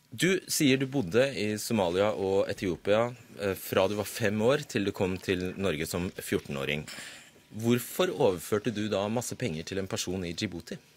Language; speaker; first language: Norwegian; native; Norwegian